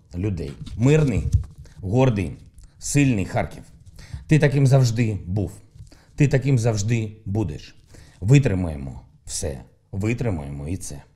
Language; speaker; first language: Ukrainian; non-native, local second language; Russian